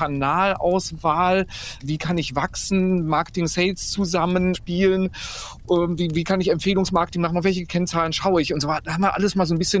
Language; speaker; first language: German; native; German